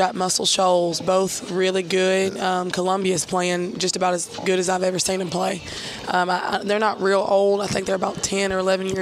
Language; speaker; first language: English; native; English